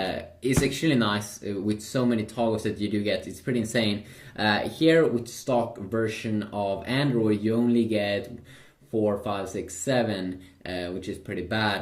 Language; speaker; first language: English; non-native, fluent; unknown